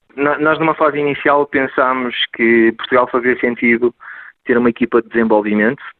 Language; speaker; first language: Portuguese; native; Portuguese